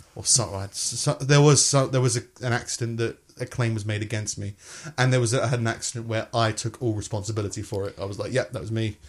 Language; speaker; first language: English; native; English